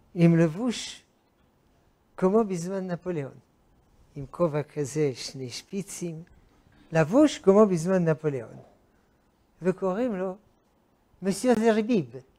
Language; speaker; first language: Hebrew; non-native, fluent; French